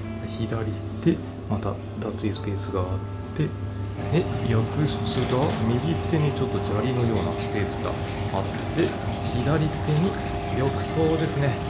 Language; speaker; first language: Japanese; native; Japanese